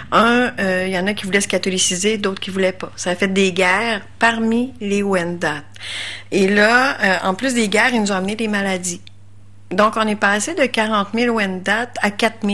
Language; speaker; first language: French; native; French